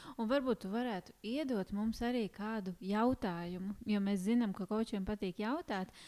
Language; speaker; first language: Latvian; non-native, local second language; Russian